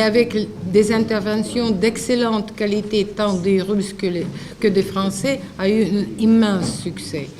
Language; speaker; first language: French; non-native, fluent; Russian